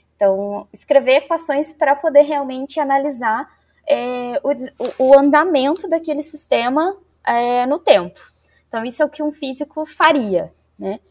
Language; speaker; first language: Portuguese; native; Portuguese